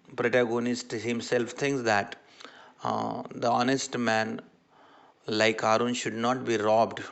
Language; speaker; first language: English; non-native, local second language; Marathi